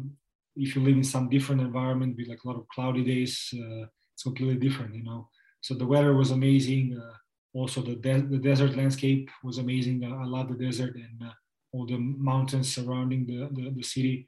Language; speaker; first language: English; non-native, fluent; Serbian